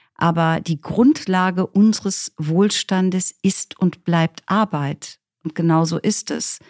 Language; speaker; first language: German; native; German